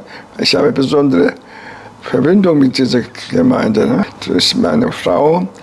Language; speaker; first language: German; non-native, fluent; Korean